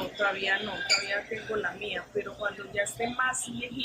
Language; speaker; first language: Spanish; native; Spanish